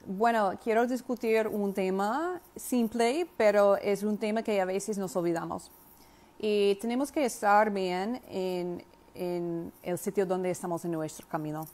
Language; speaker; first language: Spanish; non-native, fluent; English